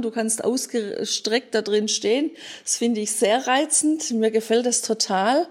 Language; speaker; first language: German; native; German